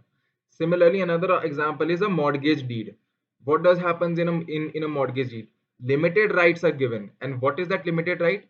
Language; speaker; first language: English; non-native, local second language; Hindi